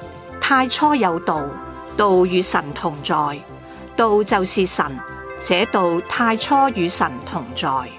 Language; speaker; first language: Chinese; non-native, local second language; Cantonese